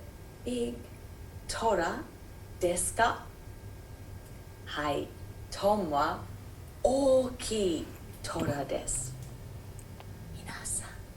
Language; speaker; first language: Japanese; non-native, fluent; English